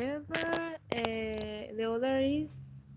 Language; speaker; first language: English; non-native, learner; Spanish